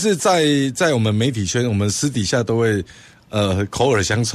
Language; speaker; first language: Chinese; native; Chinese